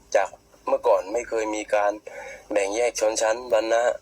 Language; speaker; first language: Thai; non-native, fluent; Burmese